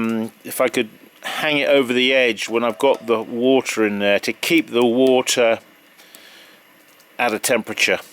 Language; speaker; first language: English; native; English